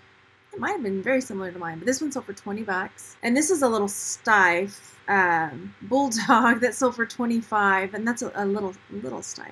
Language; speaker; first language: English; native; English